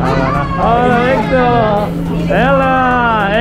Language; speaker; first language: Spanish; non-native, learner; Japanese